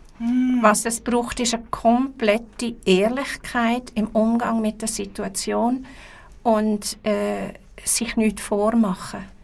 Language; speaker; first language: German; native; German